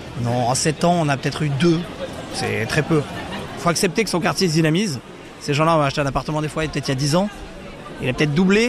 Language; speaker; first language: French; native; French